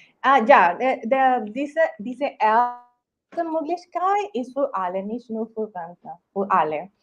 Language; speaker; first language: German; non-native, learner; Spanish